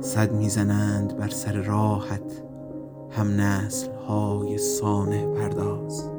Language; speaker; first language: Persian; native; Persian